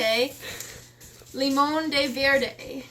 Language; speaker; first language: Spanish; non-native, learner; English